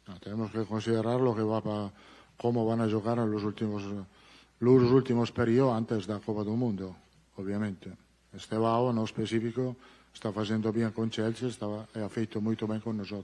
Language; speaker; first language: Portuguese; non-native, fluent; Italian